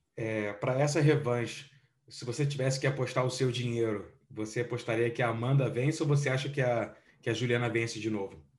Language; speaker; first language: Portuguese; native; Portuguese